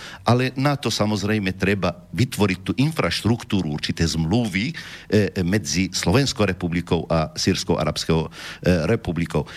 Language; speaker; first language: Slovak; non-native, fluent; Arabic